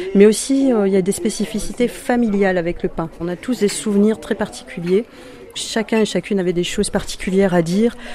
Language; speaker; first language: French; native; French